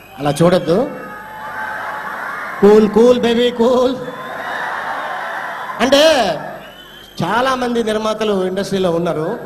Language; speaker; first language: Telugu; native; Telugu